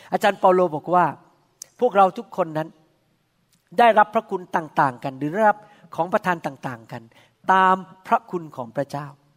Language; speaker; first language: Thai; native; Thai